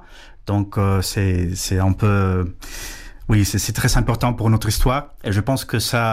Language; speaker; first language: French; non-native, fluent; Spanish